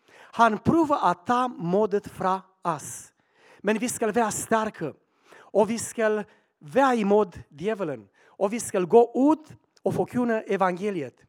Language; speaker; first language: Swedish; non-native, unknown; Romanian